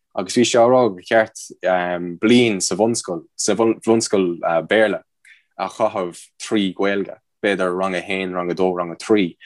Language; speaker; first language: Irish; native; Irish